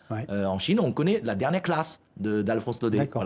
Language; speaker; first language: French; non-native, fluent; Chinese